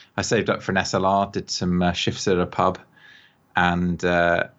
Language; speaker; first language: English; native; English